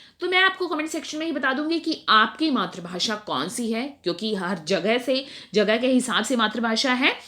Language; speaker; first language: Hindi; native; Hindi